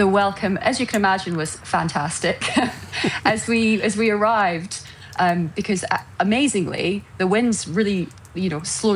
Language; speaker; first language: English; native; English